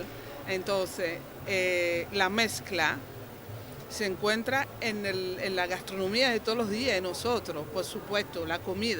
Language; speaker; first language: Spanish; non-native, fluent; French